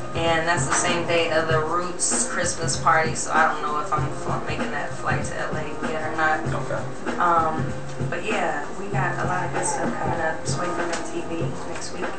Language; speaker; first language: English; native; English